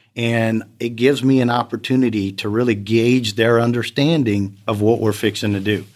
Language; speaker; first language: English; native; English